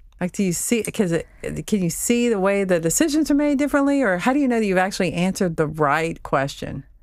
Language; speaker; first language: English; native; English